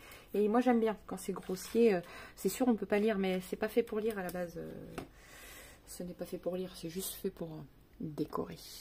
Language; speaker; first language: French; native; French